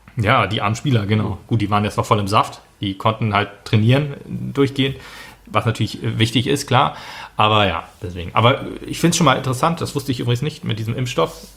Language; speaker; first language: German; native; German